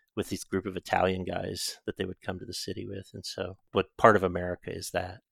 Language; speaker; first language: English; native; English